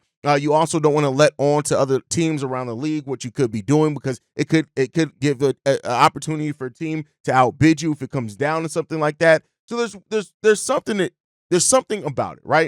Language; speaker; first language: English; native; English